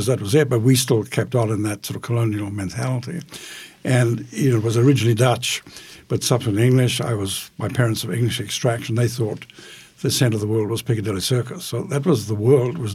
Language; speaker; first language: English; native; English